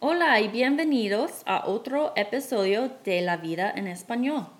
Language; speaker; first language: Spanish; non-native, learner; English